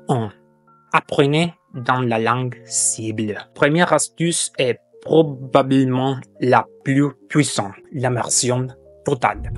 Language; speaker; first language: French; non-native, fluent; German